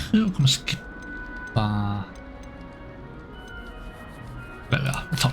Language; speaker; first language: Swedish; non-native, learner; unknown